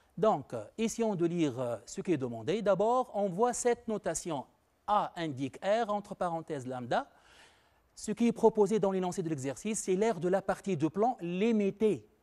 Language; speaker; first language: French; non-native, local second language; Arabic